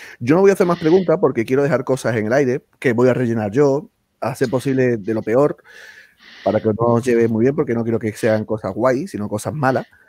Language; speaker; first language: Spanish; native; Spanish